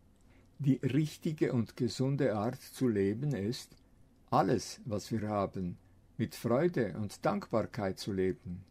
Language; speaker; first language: German; non-native, fluent; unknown